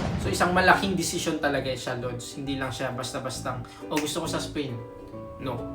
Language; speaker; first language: Filipino; native; Filipino